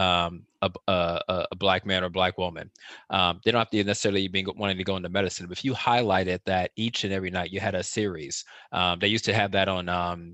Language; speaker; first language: English; native; English